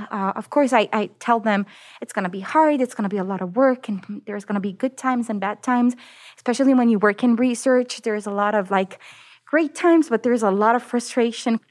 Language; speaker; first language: English; non-native, fluent; Italian